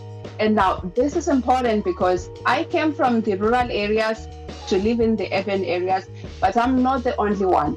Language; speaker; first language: English; non-native, local second language; Shona